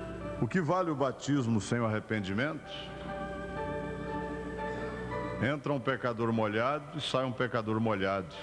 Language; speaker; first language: Portuguese; native; Portuguese